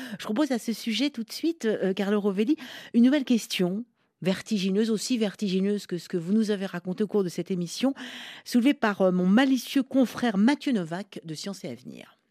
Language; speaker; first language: French; native; French